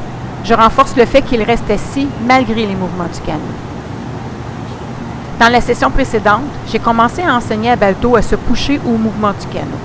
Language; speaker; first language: French; native; French